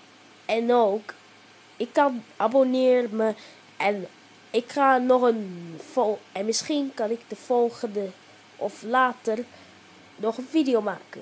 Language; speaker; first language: Dutch; early bilingual, heritage; Dutch